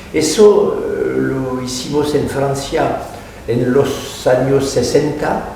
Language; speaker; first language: Spanish; non-native, fluent; French